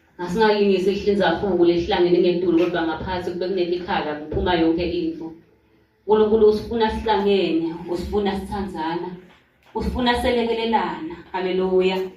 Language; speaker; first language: Zulu; non-native, local second language; Swati